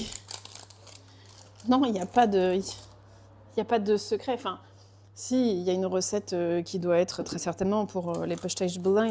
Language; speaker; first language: French; native; French